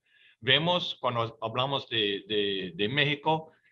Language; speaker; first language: Spanish; non-native, fluent; English